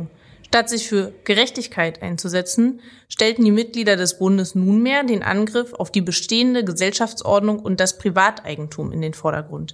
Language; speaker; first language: German; native; German